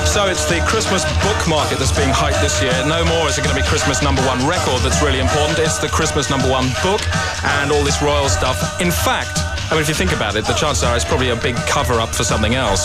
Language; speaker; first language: English; native; English